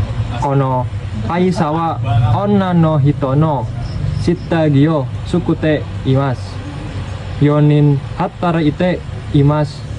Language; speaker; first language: Japanese; non-native, learner; Indonesian